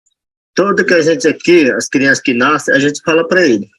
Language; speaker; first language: Portuguese; non-native, local second language; Yanomámi